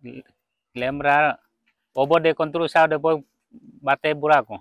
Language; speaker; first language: Portuguese; non-native, local second language; Vietnamese